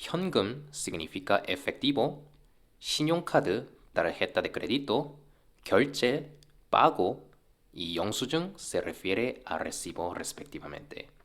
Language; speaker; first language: Spanish; non-native, fluent; Korean